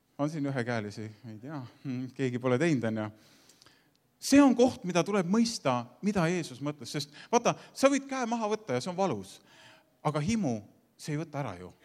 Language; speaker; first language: Estonian; native; Estonian